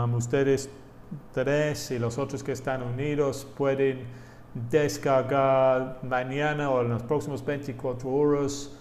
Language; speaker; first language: Spanish; non-native, fluent; English